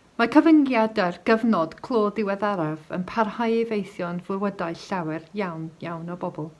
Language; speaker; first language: Welsh; non-native, local second language; English